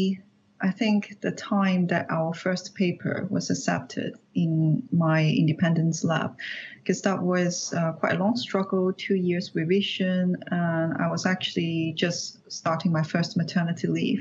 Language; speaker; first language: English; non-native, local second language; Cantonese